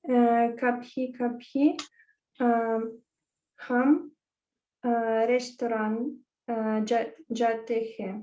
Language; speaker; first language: Hindi; non-native, learner; Russian